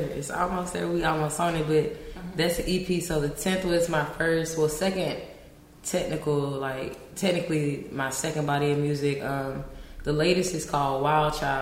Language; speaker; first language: English; native; English